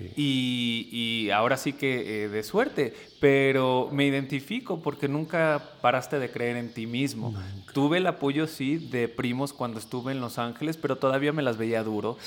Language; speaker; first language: Spanish; early bilingual, heritage; Spanish